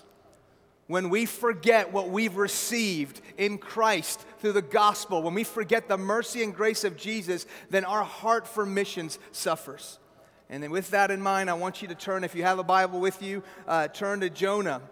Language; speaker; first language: English; early bilingual, other home language; Persian